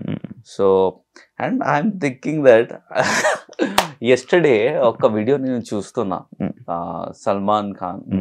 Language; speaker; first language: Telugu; non-native, learner; Hindi